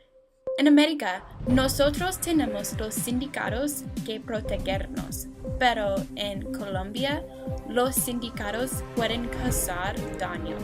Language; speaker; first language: Spanish; non-native, learner; English